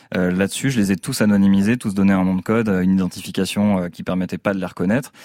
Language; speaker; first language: French; native; French